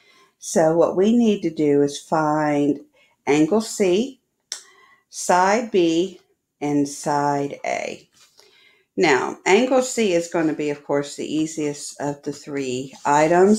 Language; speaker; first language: English; native; English